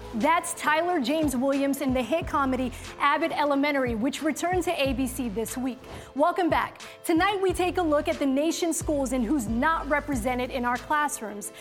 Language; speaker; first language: English; non-native, fluent; Somali